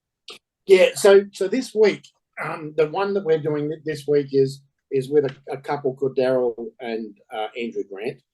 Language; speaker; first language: English; native; English